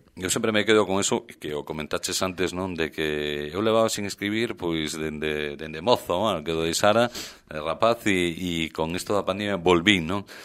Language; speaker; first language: Galician; native; Galician